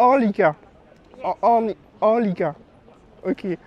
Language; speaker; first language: English; non-native, learner; French